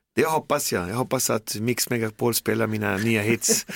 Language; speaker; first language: Swedish; native; Swedish